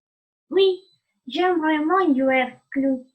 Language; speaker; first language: French; non-native, learner; Spanish